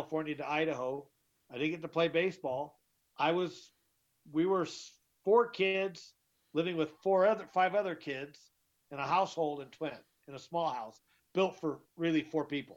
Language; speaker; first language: English; native; English